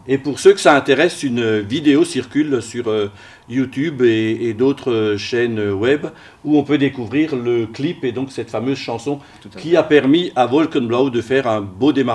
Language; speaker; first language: French; native; French